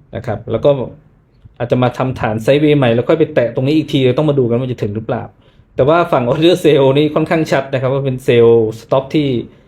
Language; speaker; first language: Thai; native; Thai